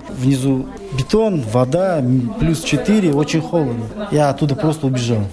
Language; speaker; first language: Russian; non-native, local second language; Tajik